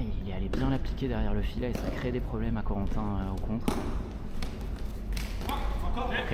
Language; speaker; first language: French; native; French